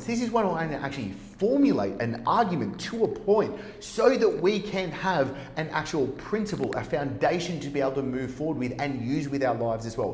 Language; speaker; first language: English; native; English